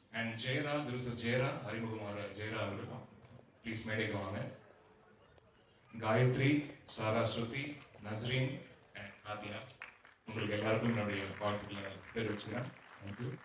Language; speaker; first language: Tamil; native; Tamil